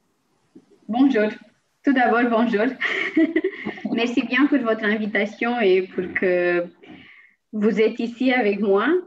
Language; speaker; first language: French; non-native, fluent; Romanian